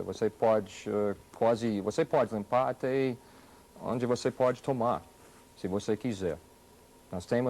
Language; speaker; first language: Portuguese; non-native, fluent; English